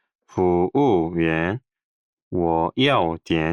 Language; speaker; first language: Chinese; non-native, learner; Korean